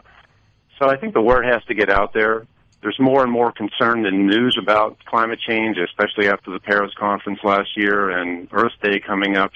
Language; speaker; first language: English; native; English